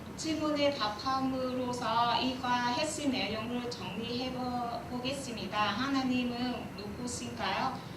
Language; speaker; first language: Korean; non-native, learner; Vietnamese